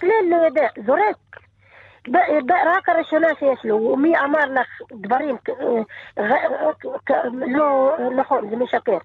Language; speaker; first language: Hebrew; non-native, learner; Arabic